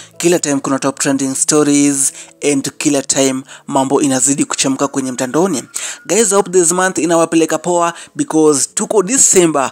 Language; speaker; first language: Swahili; non-native, local second language; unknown